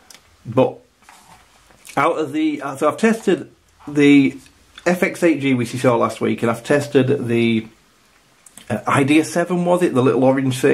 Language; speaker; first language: English; native; English